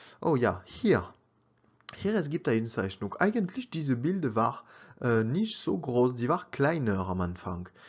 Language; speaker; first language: German; non-native, learner; French